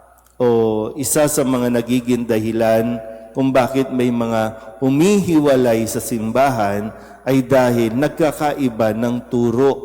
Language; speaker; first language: Filipino; native; Filipino